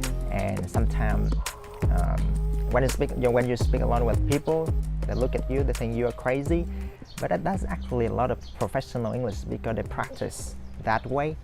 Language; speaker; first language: English; non-native, fluent; Vietnamese